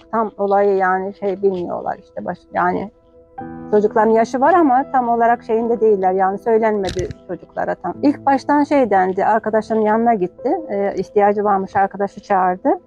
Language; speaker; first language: Turkish; native; Turkish